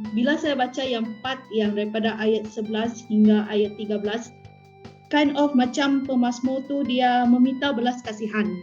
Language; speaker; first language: Malay; non-native, local second language; Iban